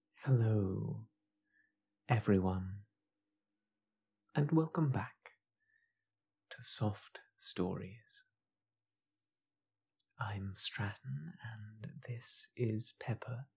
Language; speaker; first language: English; native; English